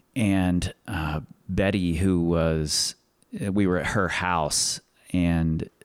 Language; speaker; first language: English; native; English